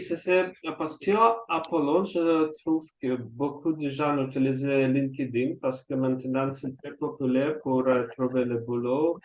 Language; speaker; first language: French; non-native, learner; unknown